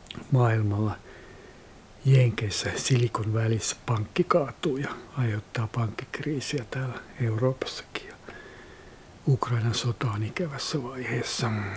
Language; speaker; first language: Finnish; native; Finnish